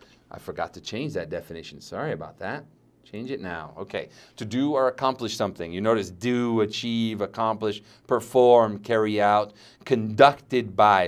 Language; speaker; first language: English; native; English